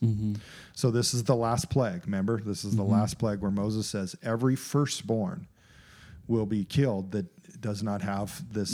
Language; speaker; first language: English; native; English